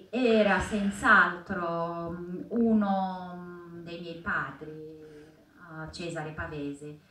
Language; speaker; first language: Italian; non-native, fluent; Arabic